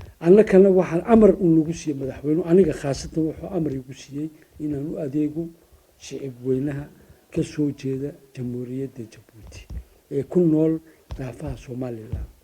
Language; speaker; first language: Somali; native; Somali